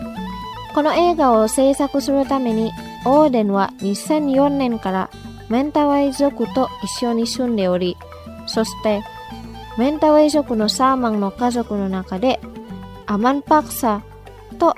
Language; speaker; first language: Japanese; non-native, fluent; Indonesian